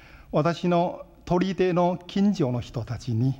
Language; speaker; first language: Japanese; non-native, fluent; Chinese